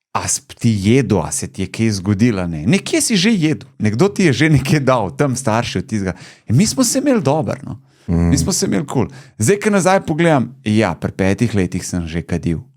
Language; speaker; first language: Slovenian; early bilingual, other home language; Bosnian